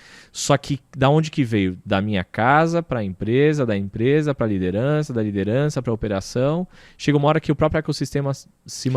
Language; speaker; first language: Portuguese; native; Portuguese